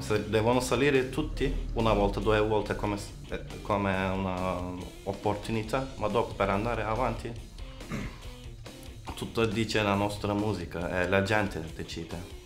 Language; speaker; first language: Italian; non-native, learner; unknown